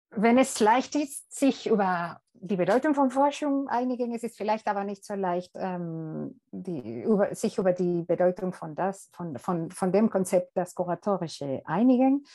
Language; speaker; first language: German; non-native, fluent; Spanish